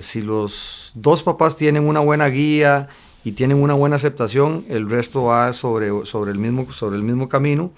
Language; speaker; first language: Spanish; native; Spanish